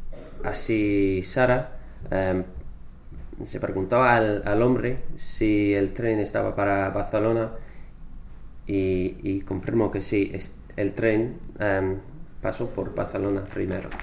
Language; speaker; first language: Spanish; non-native, fluent; English